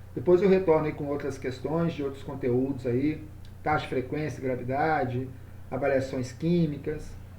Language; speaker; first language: Portuguese; native; Portuguese